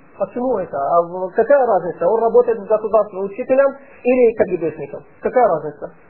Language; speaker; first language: Russian; non-native, fluent; Arabic